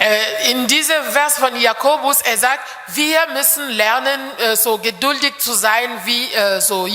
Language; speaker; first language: German; non-native, fluent; French